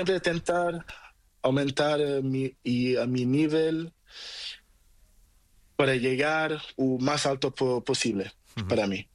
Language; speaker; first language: Spanish; non-native, learner; Portuguese